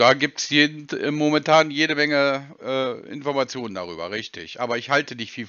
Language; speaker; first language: German; native; German